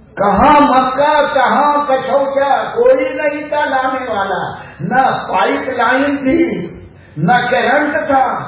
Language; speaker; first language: Urdu; native; Urdu